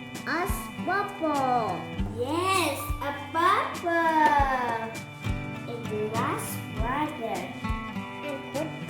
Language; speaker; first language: English; non-native, learner; Vietnamese